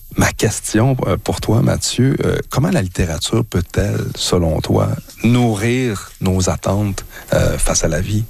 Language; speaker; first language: French; native; French